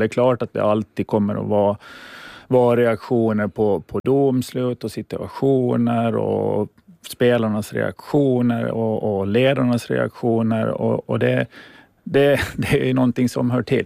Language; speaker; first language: Swedish; native; Swedish